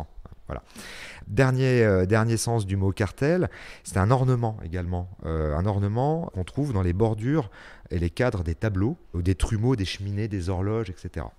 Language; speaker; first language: French; native; French